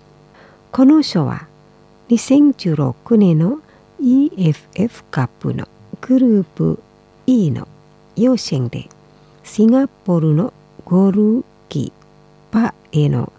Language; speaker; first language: Japanese; non-native, fluent; Indonesian